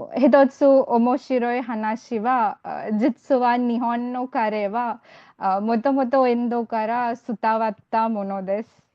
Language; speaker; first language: Japanese; non-native, learner; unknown